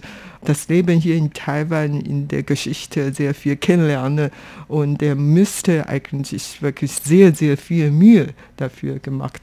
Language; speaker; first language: German; non-native, fluent; Chinese